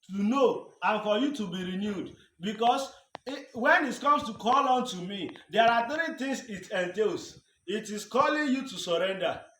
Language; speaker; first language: English; non-native, local second language; Yoruba